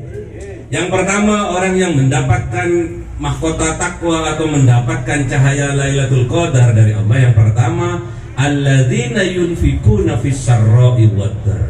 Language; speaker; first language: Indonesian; non-native, local second language; Javanese